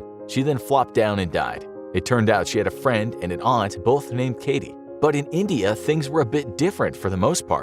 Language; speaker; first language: English; native; English